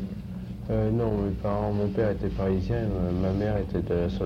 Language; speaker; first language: French; native; French